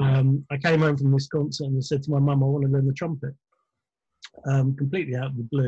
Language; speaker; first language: English; native; English